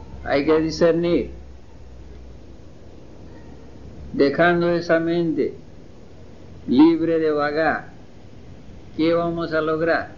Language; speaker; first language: Spanish; non-native, fluent; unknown